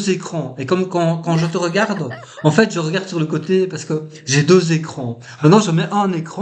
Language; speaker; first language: French; native; French